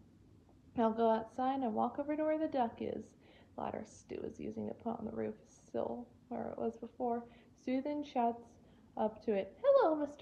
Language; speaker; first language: English; native; English